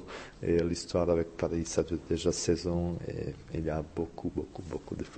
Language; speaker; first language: French; non-native, fluent; Bosnian